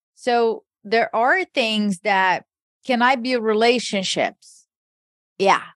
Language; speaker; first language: English; early bilingual, other home language; Portuguese